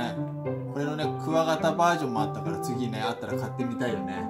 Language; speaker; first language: Japanese; native; Japanese